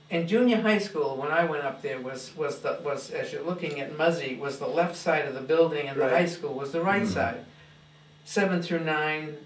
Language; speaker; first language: English; native; English